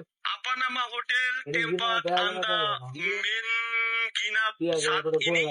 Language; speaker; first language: Indonesian; non-native, learner; Bangla